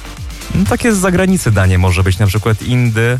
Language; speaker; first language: Polish; native; Polish